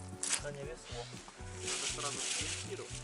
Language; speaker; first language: Russian; native; Russian